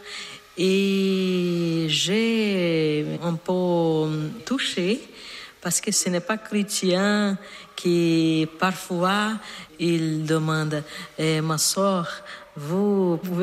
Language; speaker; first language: French; non-native, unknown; Portuguese